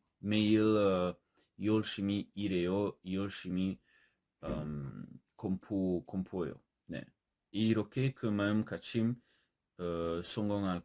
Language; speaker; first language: Korean; non-native, learner; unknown